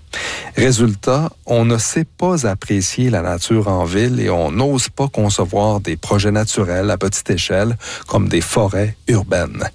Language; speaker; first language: French; native; French